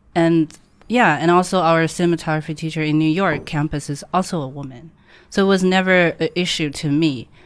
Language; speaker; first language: English; non-native, fluent; Chinese